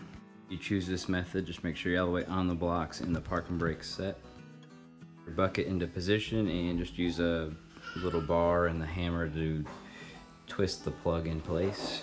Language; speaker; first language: English; native; English